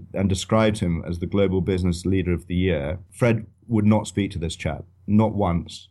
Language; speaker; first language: English; native; English